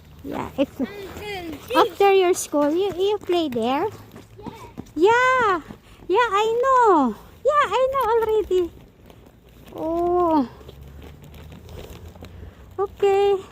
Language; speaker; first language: English; non-native, learner; Filipino